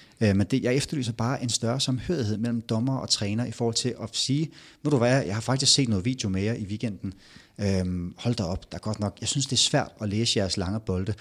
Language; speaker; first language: Danish; native; Danish